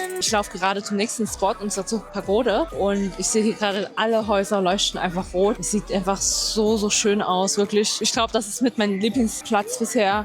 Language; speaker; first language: German; native; German